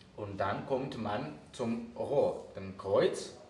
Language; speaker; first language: German; non-native, fluent; Greek